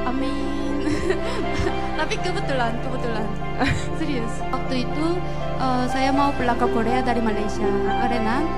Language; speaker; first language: Indonesian; non-native, fluent; Korean